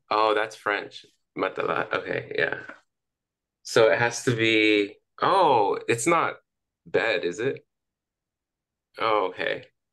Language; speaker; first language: English; early bilingual, other home language; Spanish